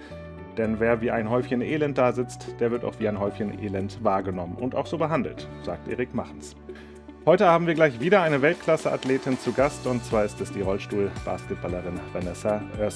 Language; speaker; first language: German; native; German